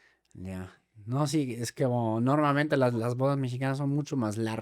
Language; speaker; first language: Spanish; non-native, fluent; German